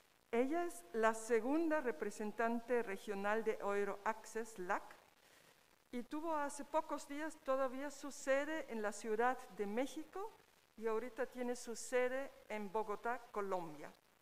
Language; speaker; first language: Spanish; native; Spanish